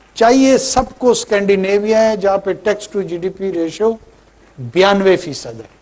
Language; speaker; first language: Urdu; non-native, local second language; Pashto